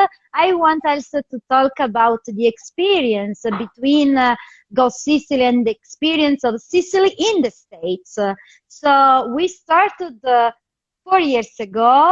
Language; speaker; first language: English; non-native, fluent; Italian